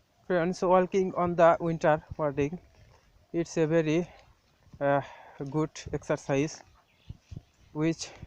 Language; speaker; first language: English; non-native, learner; Bangla